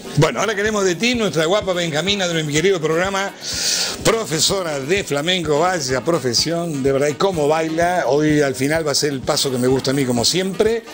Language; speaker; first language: Spanish; native; Spanish